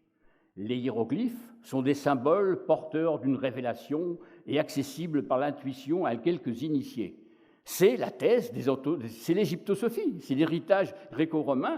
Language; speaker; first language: French; native; French